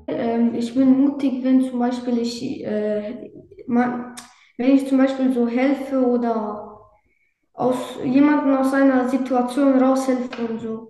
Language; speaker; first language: German; early bilingual, other home language; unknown